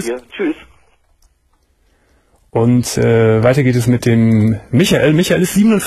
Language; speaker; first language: German; native; German